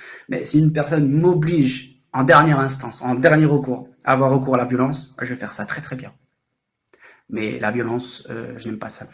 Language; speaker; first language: French; native; French